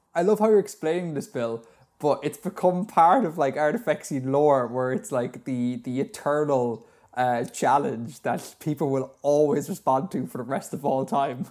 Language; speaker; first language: English; native; English